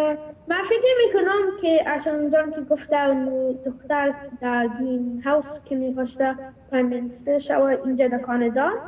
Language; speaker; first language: Persian; early bilingual, heritage; Persian